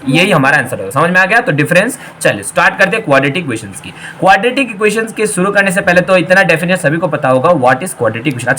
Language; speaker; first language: Hindi; non-native, local second language; Bangla